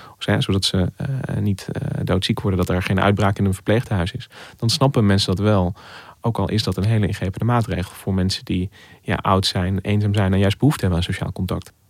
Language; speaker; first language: Dutch; native; Dutch